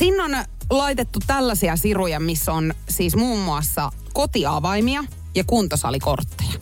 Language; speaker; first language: Finnish; native; Finnish